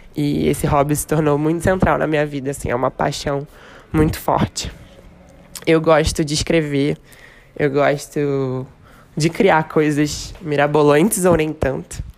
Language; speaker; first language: Portuguese; native; Portuguese